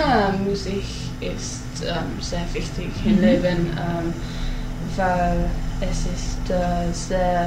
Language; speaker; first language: German; non-native, learner; English